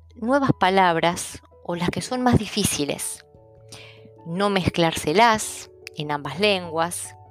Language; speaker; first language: Spanish; early bilingual, other home language; Italian